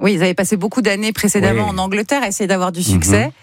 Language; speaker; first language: French; native; French